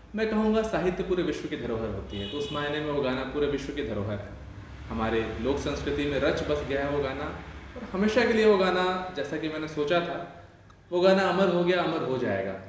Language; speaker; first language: Hindi; non-native, local second language; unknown